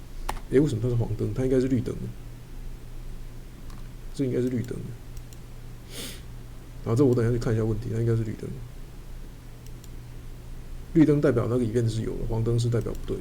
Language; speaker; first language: Chinese; native; Chinese